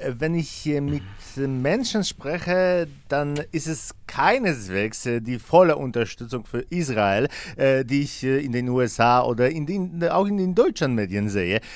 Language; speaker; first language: German; non-native, fluent; Polish